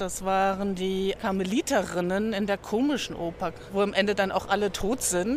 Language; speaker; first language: German; native; German